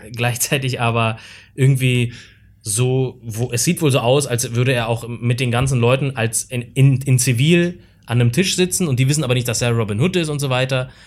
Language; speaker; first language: German; native; German